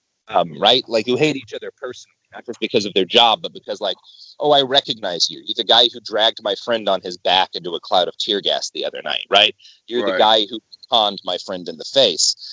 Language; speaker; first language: English; native; English